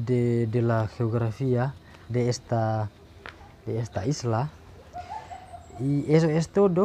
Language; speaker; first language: Spanish; non-native, learner; Indonesian